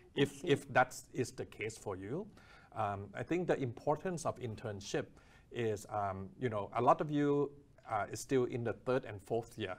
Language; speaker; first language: English; non-native, fluent; Thai